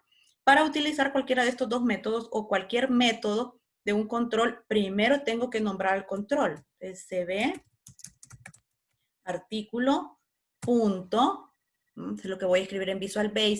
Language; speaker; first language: Spanish; native; Spanish